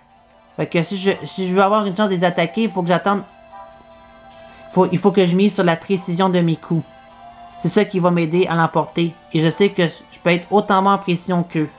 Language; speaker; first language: French; native; French